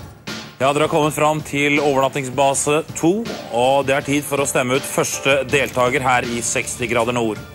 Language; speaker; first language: Norwegian; native; Norwegian